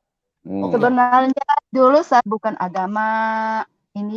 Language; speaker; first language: Indonesian; non-native, learner; Cantonese